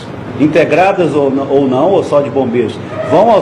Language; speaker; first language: Portuguese; native; Portuguese